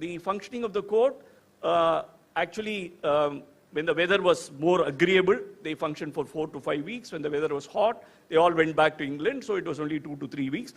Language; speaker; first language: English; non-native, local second language; Tamil